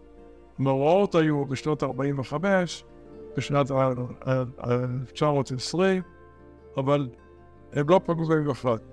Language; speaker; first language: Hebrew; early bilingual, other home language; Arabic